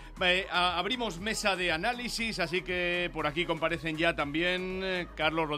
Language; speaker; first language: Spanish; native; Spanish